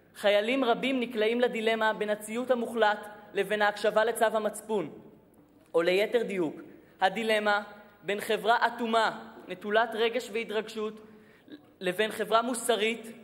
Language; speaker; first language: Hebrew; native; Hebrew